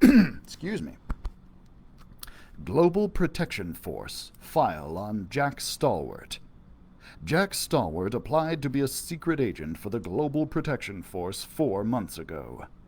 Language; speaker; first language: English; native; English